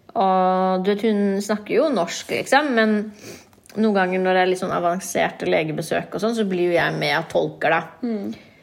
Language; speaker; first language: Norwegian; early bilingual, other home language; Turkish